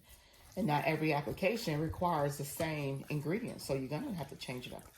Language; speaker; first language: English; native; English